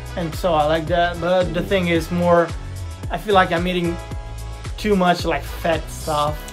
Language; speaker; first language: English; non-native, fluent; Italian